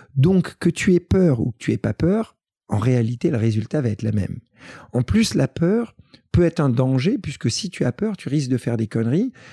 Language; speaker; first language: French; early bilingual, other home language; Greek